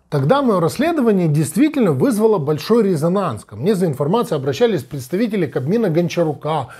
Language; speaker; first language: Russian; native; Russian